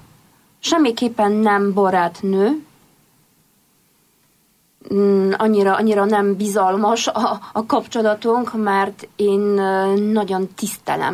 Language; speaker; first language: Hungarian; non-native, fluent; Polish